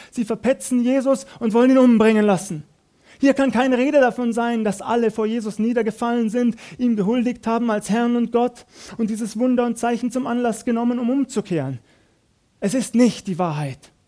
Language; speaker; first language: German; native; German